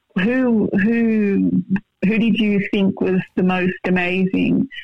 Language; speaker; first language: English; early bilingual, other home language; Italian